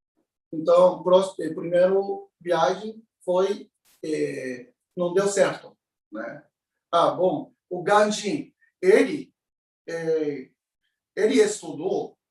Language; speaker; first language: Portuguese; non-native, learner; Japanese